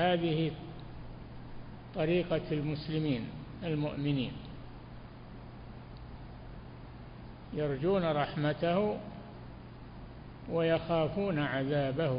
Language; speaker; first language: Arabic; native; Arabic